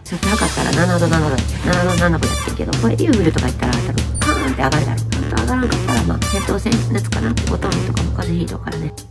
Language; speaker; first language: Japanese; native; Japanese